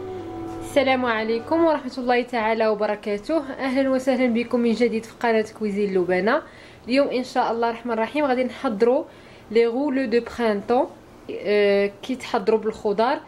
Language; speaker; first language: Arabic; native; Arabic